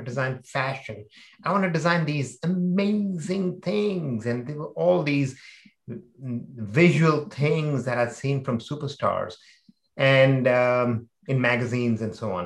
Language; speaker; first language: English; non-native, local second language; Hindi